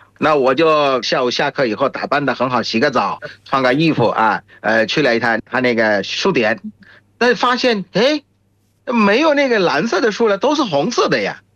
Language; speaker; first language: Chinese; non-native, fluent; Bangla